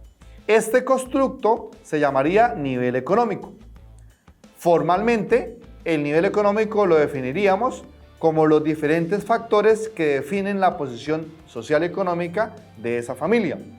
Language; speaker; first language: Spanish; native; Spanish